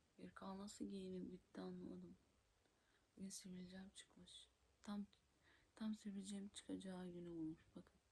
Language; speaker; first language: Turkish; native; Turkish